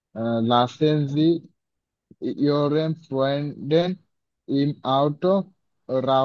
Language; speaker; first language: German; non-native, learner; Bangla